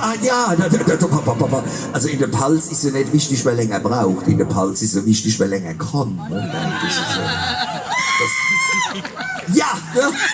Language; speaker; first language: German; native; German